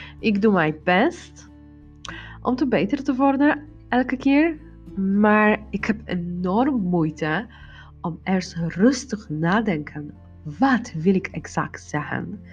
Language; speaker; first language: Dutch; non-native, learner; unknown